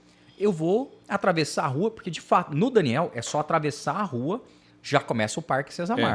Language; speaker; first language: Portuguese; native; Portuguese